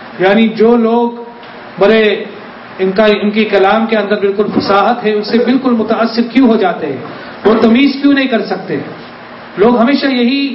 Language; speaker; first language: Urdu; native; Urdu